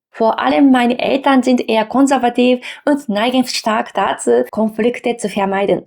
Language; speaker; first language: German; non-native, fluent; Japanese